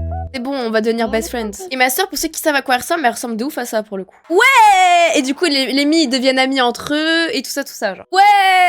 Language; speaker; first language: French; native; French